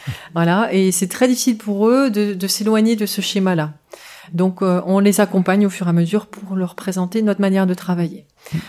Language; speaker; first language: French; native; French